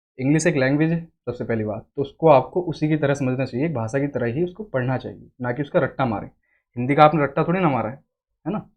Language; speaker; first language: Hindi; native; Hindi